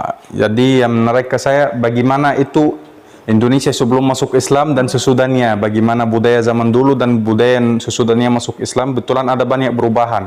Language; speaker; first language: Indonesian; non-native, fluent; Arabic